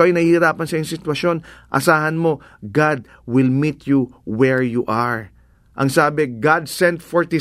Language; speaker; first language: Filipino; native; Filipino